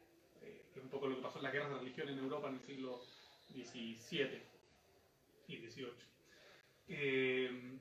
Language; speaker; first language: Spanish; native; Spanish